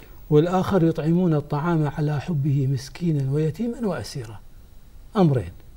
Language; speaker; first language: Arabic; native; Arabic